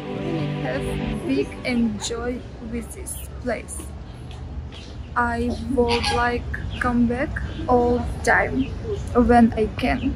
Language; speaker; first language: English; non-native, learner; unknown